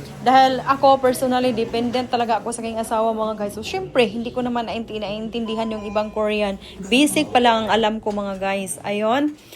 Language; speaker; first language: Filipino; non-native, local second language; Cebuano